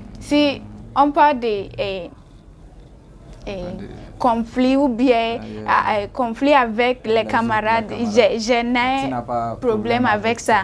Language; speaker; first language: French; non-native, learner; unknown